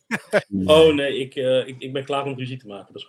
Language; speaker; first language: Dutch; native; Dutch